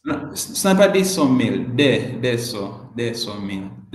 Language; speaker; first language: French; non-native, learner; Swahili